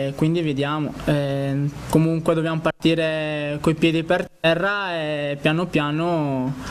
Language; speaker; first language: Italian; early bilingual, other home language; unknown